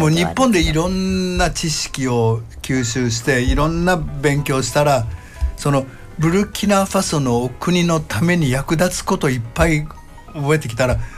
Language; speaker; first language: Japanese; native; Japanese